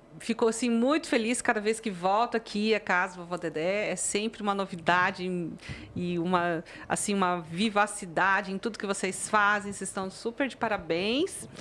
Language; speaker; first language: Portuguese; early bilingual, other home language; Chinese